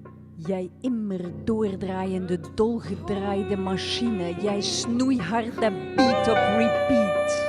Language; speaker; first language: Dutch; native; Dutch